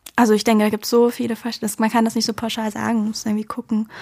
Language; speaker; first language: German; native; German